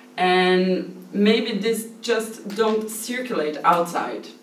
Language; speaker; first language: English; non-native, learner; Portuguese